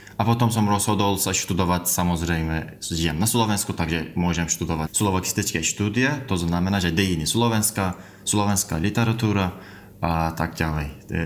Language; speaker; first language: Slovak; non-native, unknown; Turkish